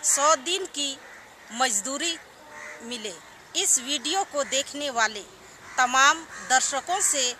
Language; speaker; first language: Hindi; native; Hindi